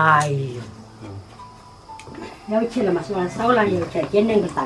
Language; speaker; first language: Chinese; native; Chinese